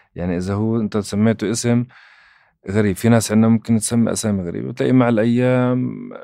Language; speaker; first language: Arabic; native; Arabic